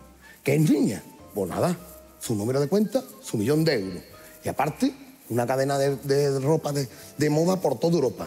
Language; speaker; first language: Spanish; native; Spanish